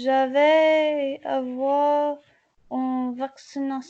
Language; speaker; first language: French; non-native, learner; English